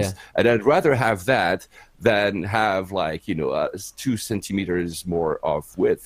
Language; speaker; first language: English; non-native, fluent; French